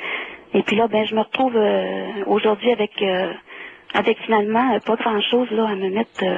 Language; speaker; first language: French; native; French